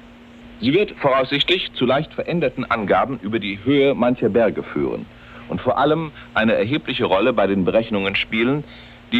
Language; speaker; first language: German; native; German